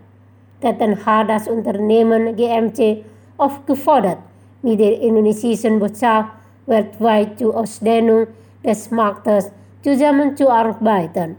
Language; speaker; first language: German; non-native, fluent; Indonesian